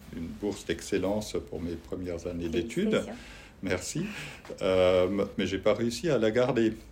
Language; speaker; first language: French; non-native, fluent; German